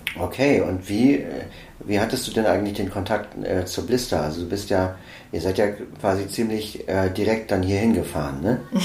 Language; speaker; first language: German; native; German